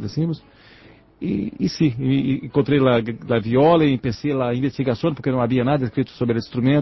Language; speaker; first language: Spanish; non-native, learner; Portuguese